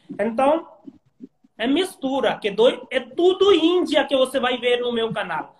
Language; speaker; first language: Portuguese; non-native, learner; Hindi